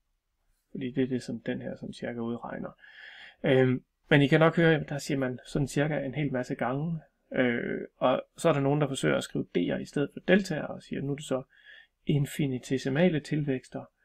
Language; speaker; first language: Danish; native; Danish